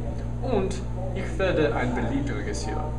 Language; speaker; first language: German; non-native, learner; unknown